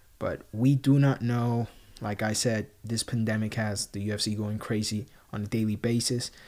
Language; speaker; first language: English; non-native, local second language; Spanish